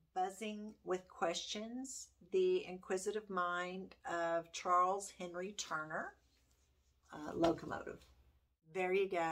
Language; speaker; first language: English; native; English